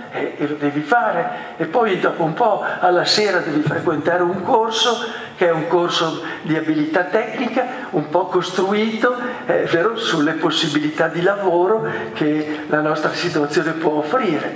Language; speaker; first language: Italian; native; Italian